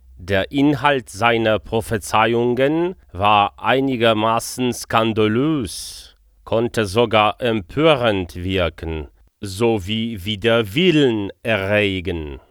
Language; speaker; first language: German; non-native, fluent; Polish